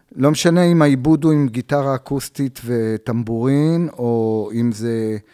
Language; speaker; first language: Hebrew; native; Hebrew